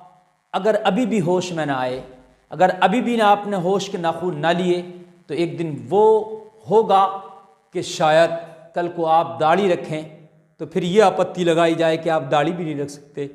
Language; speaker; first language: Urdu; native; Urdu